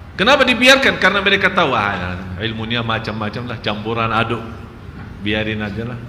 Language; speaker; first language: Malay; non-native, fluent; Arabic